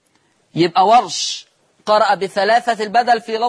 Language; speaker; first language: Arabic; native; Arabic